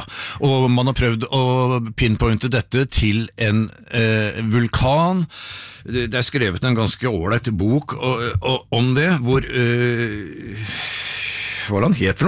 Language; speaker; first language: Norwegian; native; Norwegian